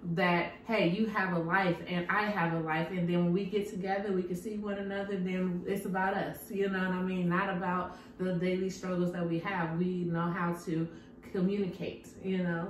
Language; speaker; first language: English; native; English